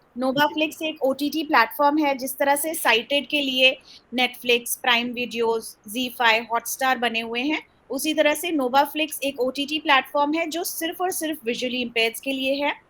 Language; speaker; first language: Hindi; early bilingual, heritage; Hindi